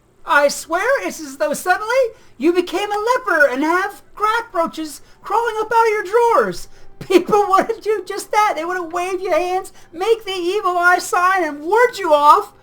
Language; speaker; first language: English; native; English